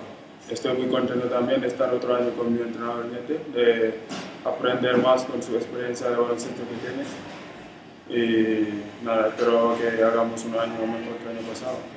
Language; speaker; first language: Spanish; non-native, fluent; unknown